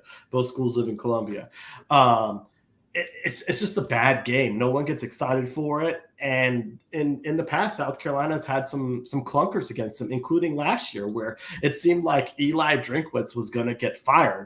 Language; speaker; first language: English; native; English